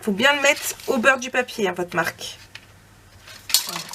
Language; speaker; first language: French; native; French